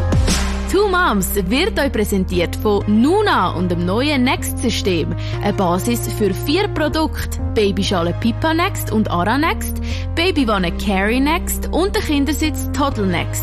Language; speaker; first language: German; native; German